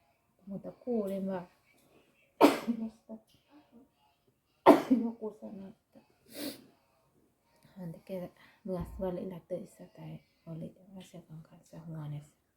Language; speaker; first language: Finnish; non-native, learner; Thai